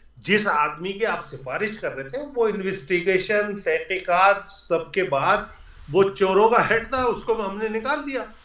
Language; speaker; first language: Urdu; native; Urdu